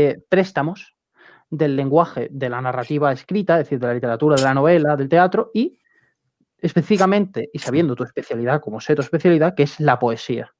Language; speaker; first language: Spanish; native; Spanish